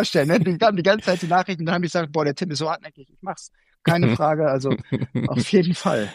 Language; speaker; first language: German; native; German